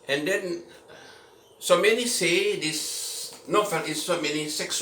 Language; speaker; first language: English; non-native, learner; Indonesian